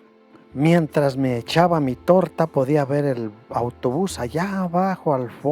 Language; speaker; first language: Spanish; native; Spanish